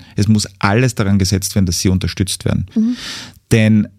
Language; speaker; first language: German; native; German